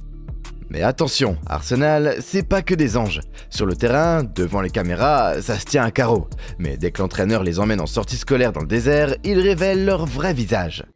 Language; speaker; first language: French; native; French